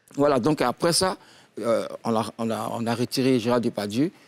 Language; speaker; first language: French; non-native, local second language; Dyula